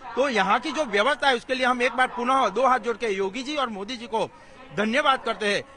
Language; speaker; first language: Hindi; native; Hindi